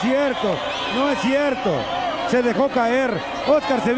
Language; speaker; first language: Spanish; native; Spanish